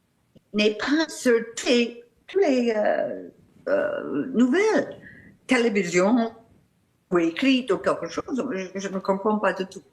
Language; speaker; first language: French; non-native, fluent; English